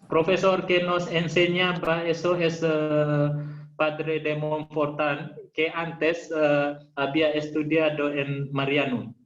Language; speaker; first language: Spanish; non-native, learner; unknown